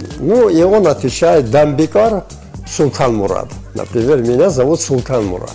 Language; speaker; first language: Russian; non-native, local second language; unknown